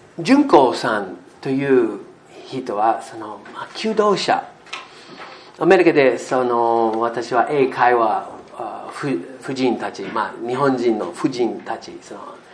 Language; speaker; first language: Japanese; non-native, learner; English